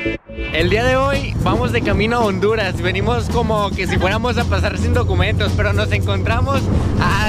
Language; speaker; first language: Spanish; native; Spanish